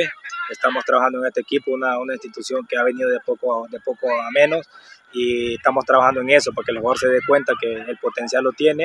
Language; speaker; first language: Spanish; native; Spanish